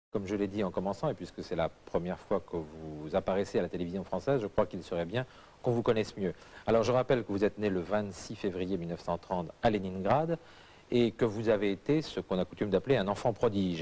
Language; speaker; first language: French; native; French